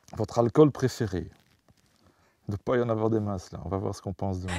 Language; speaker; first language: French; non-native, fluent; Dutch